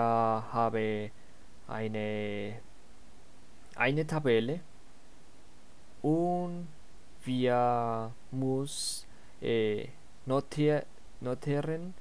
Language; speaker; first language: German; non-native, learner; Spanish